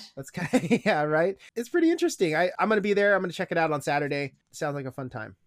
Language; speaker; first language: English; native; English